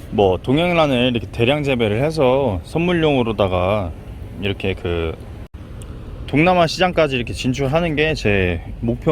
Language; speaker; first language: Korean; native; Korean